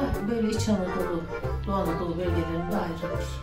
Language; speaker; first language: Turkish; native; Turkish